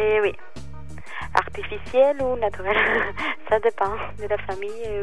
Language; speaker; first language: French; non-native, learner; Spanish